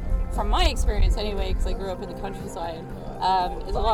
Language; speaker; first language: English; native; English